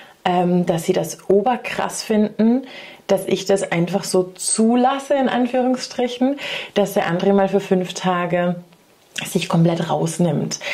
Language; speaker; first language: German; native; German